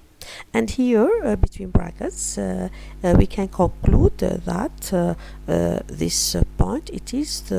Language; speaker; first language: English; non-native, fluent; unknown